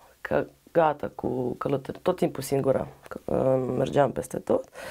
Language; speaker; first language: Romanian; non-native, fluent; Russian